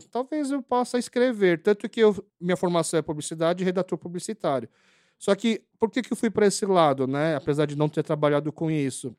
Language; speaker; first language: Portuguese; early bilingual, other home language; Korean